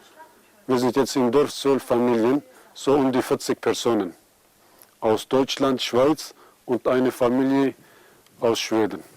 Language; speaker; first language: German; non-native, fluent; Aramaic